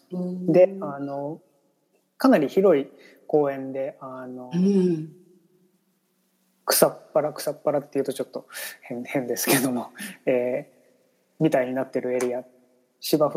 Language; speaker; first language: Japanese; native; Japanese